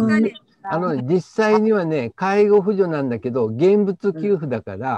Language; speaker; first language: Japanese; native; Japanese